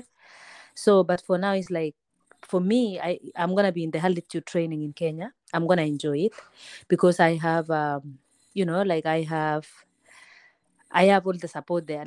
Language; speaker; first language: English; non-native, local second language; Kalenjin